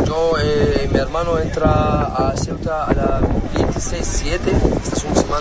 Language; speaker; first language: Spanish; non-native, learner; Arabic